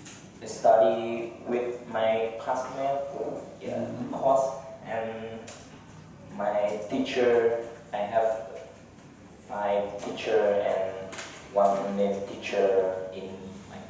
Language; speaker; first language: English; non-native, learner; Vietnamese